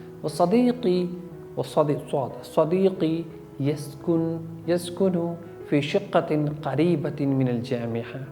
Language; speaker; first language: Arabic; non-native, fluent; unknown